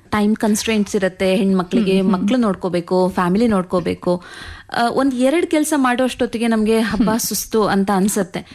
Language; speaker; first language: Kannada; native; Kannada